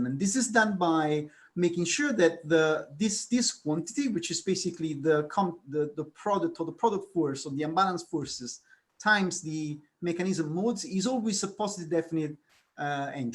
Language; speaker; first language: English; non-native, fluent; Italian